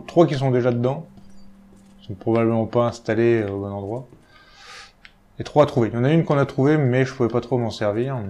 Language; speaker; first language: French; native; French